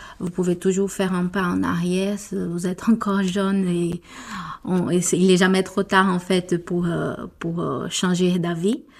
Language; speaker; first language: French; non-native, fluent; Portuguese